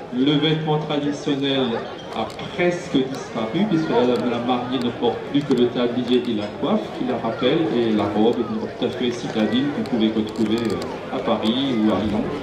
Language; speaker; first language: French; native; French